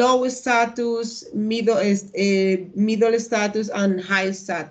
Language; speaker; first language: English; non-native, learner; Spanish